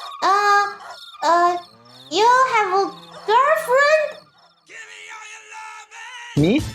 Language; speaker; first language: English; non-native, learner; Chinese